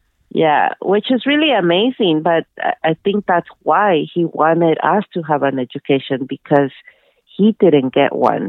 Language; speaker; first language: English; early bilingual, other home language; Spanish